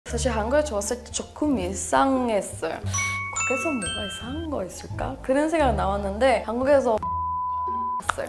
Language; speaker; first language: Korean; non-native, learner; English